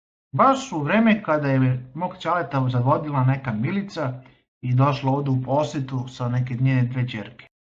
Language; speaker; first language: Bosnian; native; Bosnian